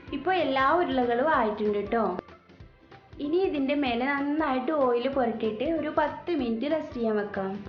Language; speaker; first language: Malayalam; native; Malayalam